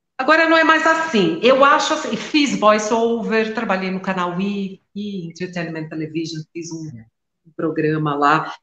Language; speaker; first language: Portuguese; native; Portuguese